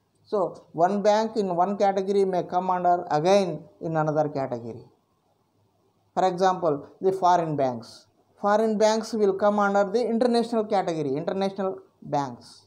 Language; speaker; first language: English; non-native, local second language; Telugu